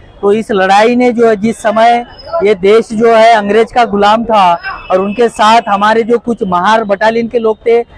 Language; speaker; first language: Hindi; non-native, local second language; Marathi